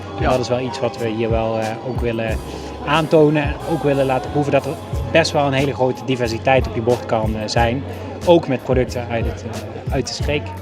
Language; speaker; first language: Dutch; native; Dutch